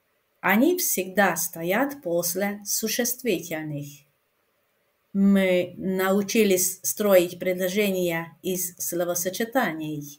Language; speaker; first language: Russian; non-native, fluent; Hungarian